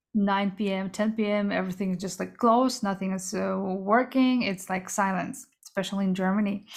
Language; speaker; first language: English; early bilingual, other home language; Korean